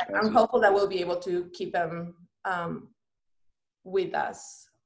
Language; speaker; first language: English; non-native, fluent; Spanish